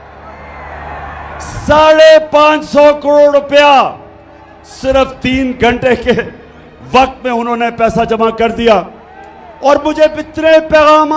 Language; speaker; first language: Urdu; native; Urdu